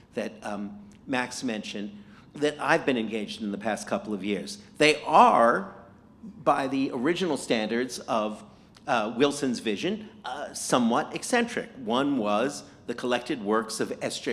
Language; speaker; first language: English; native; English